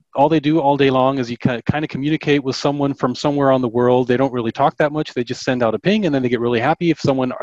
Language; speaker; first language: English; non-native, fluent; German